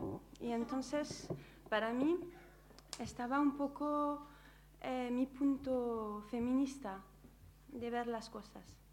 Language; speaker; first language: Spanish; non-native, learner; French